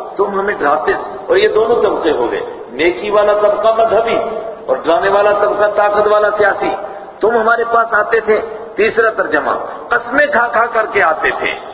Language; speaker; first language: Urdu; non-native, local second language; Punjabi